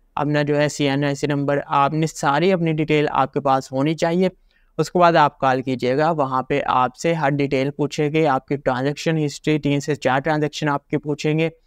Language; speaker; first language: Urdu; non-native, local second language; Punjabi